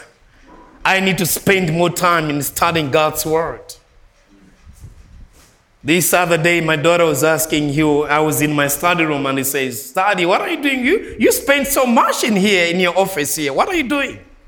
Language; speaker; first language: English; non-native, local second language; Nyanja